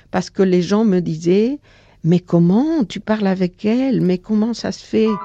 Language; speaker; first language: French; non-native, fluent; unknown